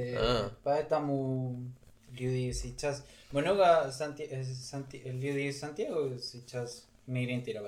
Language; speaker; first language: Russian; non-native, learner; Spanish